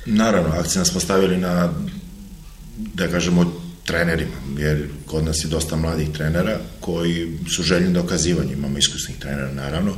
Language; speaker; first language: Serbian; native; Serbian